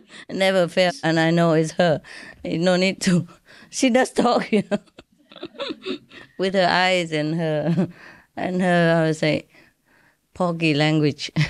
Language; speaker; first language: English; non-native, fluent; Vietnamese